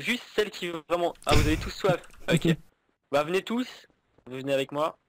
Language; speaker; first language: French; native; French